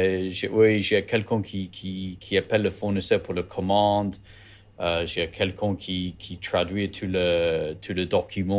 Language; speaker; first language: French; non-native, learner; English